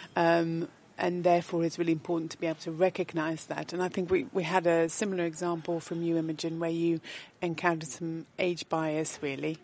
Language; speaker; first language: English; non-native, fluent; Dutch